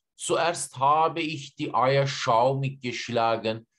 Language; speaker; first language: German; non-native, fluent; Turkish